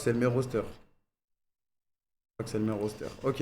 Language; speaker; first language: French; native; French